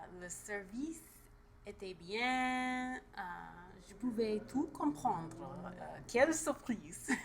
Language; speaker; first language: French; non-native, learner; English